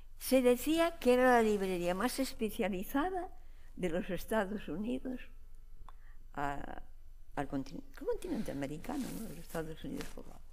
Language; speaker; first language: Spanish; non-native, local second language; Galician